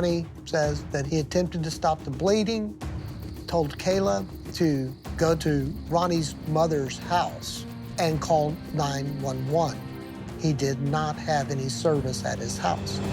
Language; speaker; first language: English; native; English